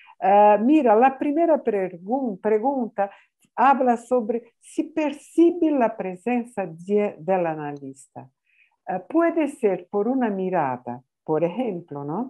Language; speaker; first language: Spanish; non-native, fluent; Portuguese